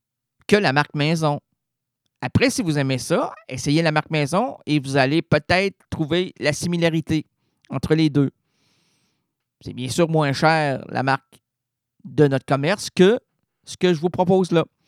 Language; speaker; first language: French; native; French